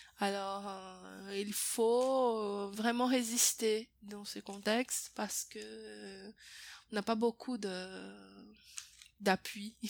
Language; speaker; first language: French; non-native, fluent; Portuguese